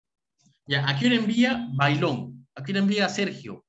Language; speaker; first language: Spanish; native; Spanish